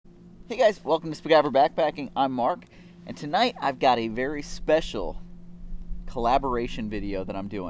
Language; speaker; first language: English; native; English